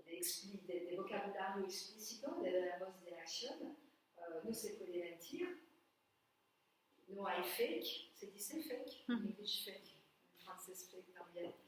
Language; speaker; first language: Spanish; non-native, learner; French